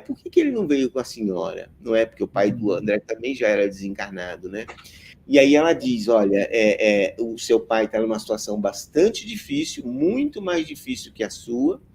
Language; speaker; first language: Portuguese; native; Portuguese